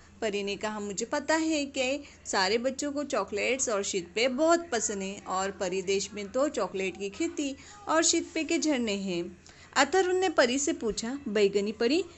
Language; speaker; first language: Hindi; non-native, local second language; Urdu